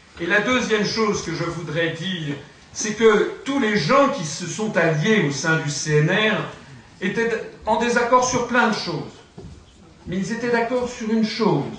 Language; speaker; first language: French; native; French